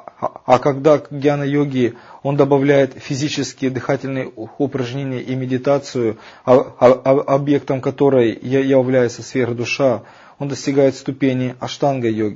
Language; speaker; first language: Russian; native; Russian